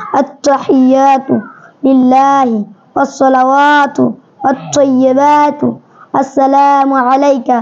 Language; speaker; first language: Arabic; non-native, learner; Bangla